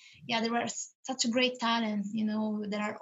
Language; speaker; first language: English; non-native, fluent; Italian